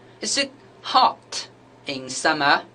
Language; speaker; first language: English; non-native, fluent; Chinese